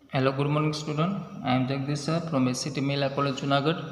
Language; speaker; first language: English; non-native, local second language; Gujarati